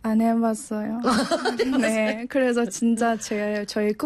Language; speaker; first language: Korean; non-native, learner; Burmese